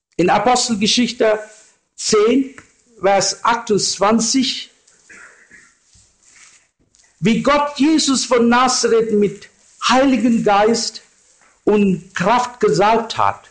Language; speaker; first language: German; non-native, learner; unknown